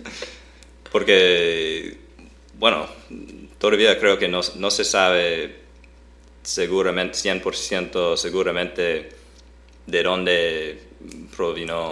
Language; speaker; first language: Spanish; non-native, fluent; English